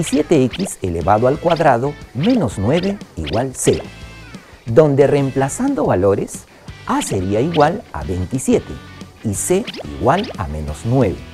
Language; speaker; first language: Spanish; native; Spanish